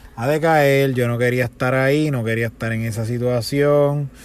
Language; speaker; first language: Spanish; native; Spanish